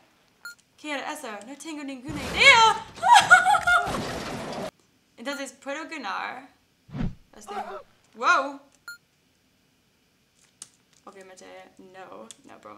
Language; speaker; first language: Spanish; non-native, learner; English